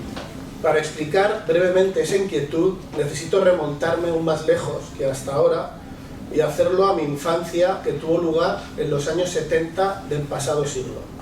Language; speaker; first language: Spanish; native; Spanish